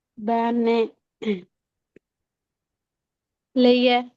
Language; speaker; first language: Italian; non-native, learner; Urdu